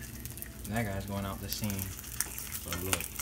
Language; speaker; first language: English; native; English